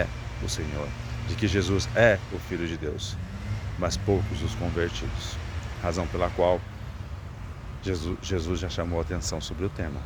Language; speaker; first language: Portuguese; native; Portuguese